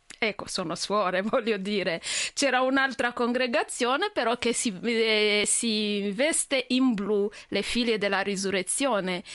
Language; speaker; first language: Italian; non-native, fluent; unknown